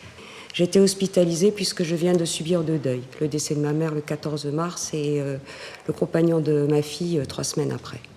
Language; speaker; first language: French; native; French